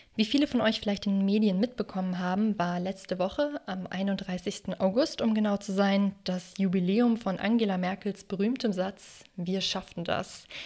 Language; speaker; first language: German; native; German